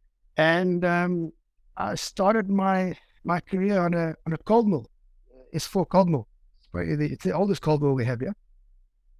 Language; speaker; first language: English; native; English